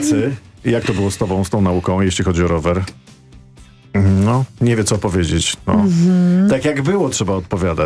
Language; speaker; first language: Polish; native; Polish